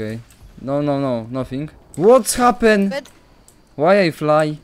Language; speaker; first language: English; non-native, learner; Polish